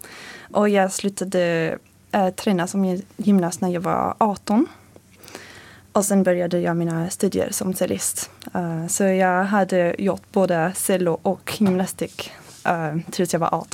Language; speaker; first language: Swedish; non-native, learner; French